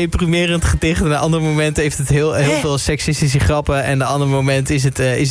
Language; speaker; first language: Dutch; native; Dutch